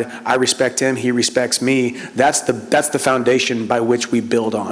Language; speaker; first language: English; native; English